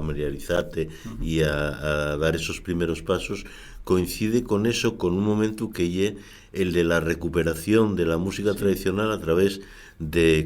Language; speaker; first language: Spanish; native; Spanish